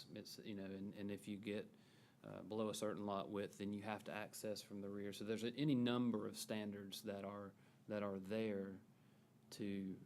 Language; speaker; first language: English; native; English